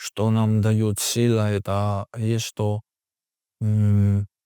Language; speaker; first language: Russian; non-native, learner; Georgian